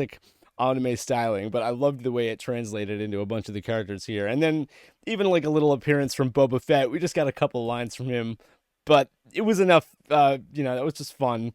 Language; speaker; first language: English; native; English